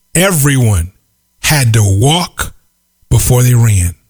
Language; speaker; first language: English; native; English